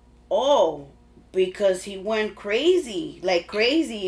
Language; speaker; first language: English; early bilingual, other home language; Spanish